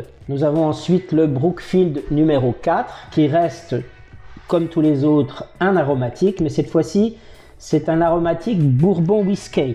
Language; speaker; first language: French; native; French